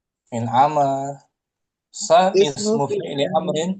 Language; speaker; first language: Arabic; non-native, fluent; Indonesian